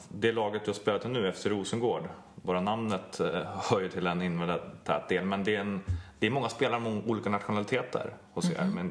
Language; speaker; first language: Swedish; native; Swedish